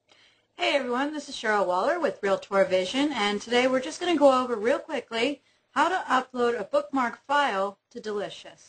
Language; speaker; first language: English; native; English